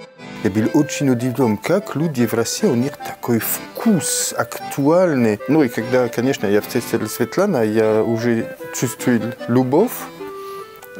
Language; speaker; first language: Russian; non-native, fluent; French